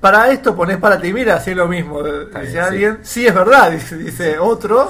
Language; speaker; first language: Spanish; native; Spanish